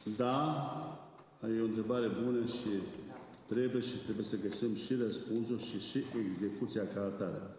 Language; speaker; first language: Romanian; native; Romanian